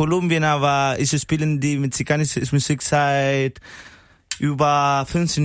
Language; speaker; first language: German; non-native, learner; Spanish